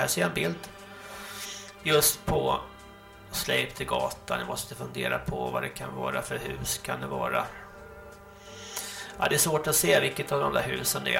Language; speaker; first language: Swedish; native; Swedish